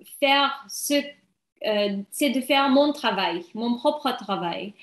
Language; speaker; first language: French; non-native, learner; English